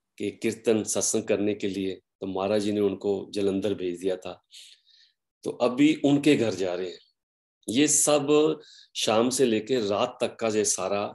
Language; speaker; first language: Hindi; non-native, local second language; Punjabi